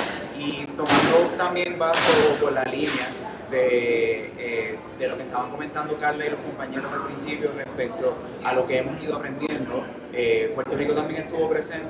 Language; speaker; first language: Spanish; native; Spanish